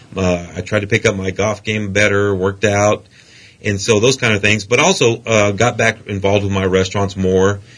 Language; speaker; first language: English; native; English